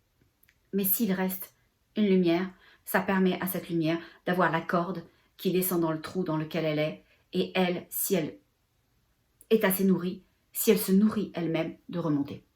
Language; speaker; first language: French; native; French